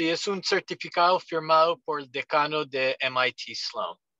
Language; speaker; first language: Spanish; non-native, fluent; English